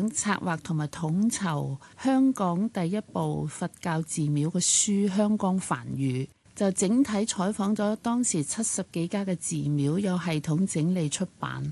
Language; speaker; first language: Chinese; non-native, local second language; Cantonese